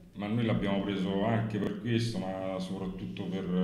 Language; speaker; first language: Italian; native; Italian